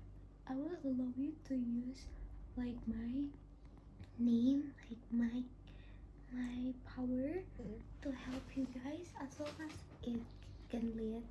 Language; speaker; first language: English; non-native, local second language; Indonesian